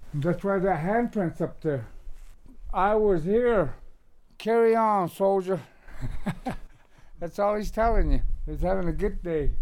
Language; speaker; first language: English; native; English